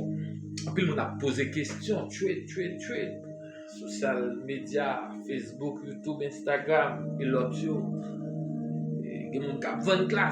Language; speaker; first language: French; non-native, learner; Haitian Creole